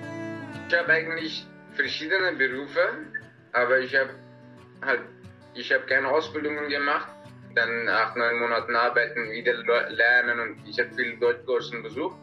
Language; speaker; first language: German; non-native, learner; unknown